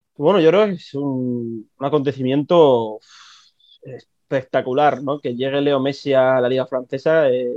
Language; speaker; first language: Spanish; native; Spanish